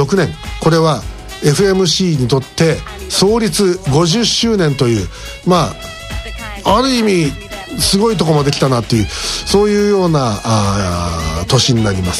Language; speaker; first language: Japanese; native; Japanese